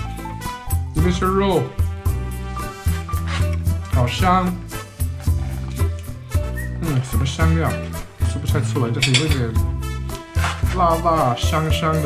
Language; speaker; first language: Chinese; non-native, fluent; English